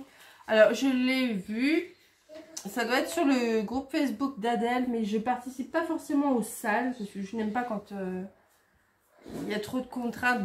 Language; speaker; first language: French; native; French